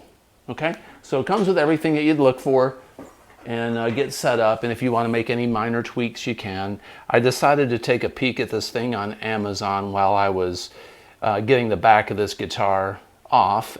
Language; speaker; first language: English; native; English